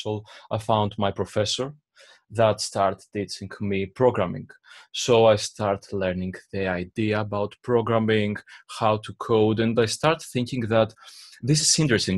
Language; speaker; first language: English; non-native, fluent; Greek